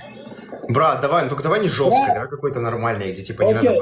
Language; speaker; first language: Russian; native; Russian